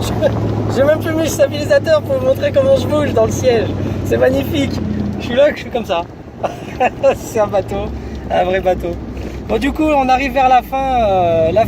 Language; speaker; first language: French; native; French